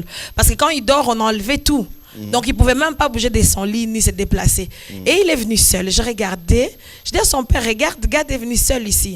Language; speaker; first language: French; non-native, local second language; Swahili